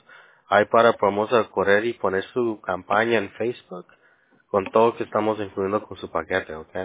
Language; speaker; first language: Spanish; early bilingual, heritage; English